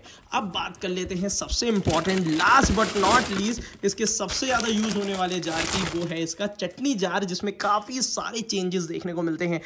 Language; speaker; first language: Hindi; native; Hindi